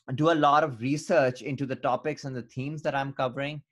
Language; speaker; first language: English; non-native, local second language; Urdu